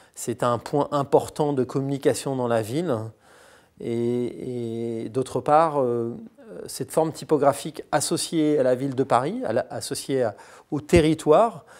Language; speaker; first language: French; native; French